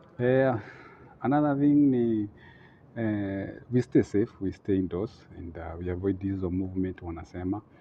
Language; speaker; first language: Swahili; native; Swahili